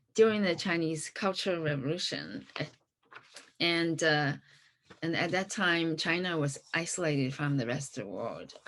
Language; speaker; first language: English; non-native, fluent; Chinese